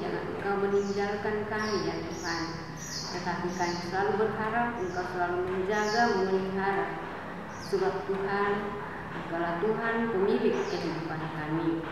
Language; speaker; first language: Indonesian; native; Indonesian